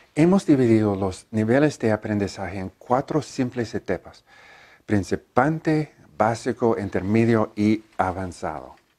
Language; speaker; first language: Spanish; non-native, learner; English